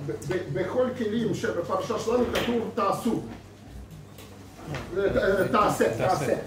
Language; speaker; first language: Hebrew; non-native, fluent; Russian